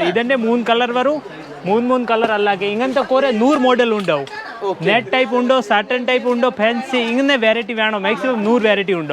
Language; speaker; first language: Malayalam; non-native, local second language; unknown